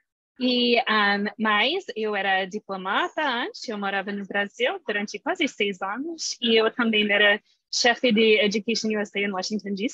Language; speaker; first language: Portuguese; non-native, fluent; English